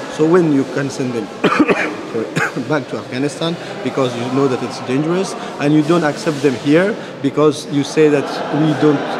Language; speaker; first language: English; non-native, fluent; Persian